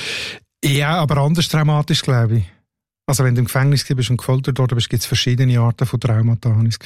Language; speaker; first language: German; native; German